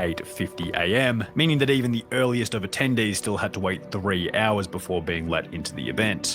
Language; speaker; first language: English; native; English